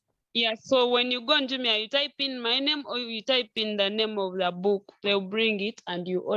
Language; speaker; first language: English; non-native, local second language; Nyankole